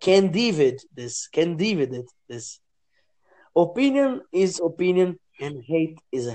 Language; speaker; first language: English; non-native, learner; Portuguese